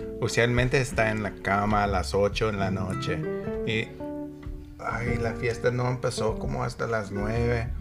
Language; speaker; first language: Spanish; non-native, learner; English